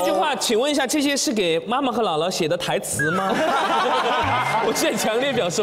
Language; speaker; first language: Chinese; native; Chinese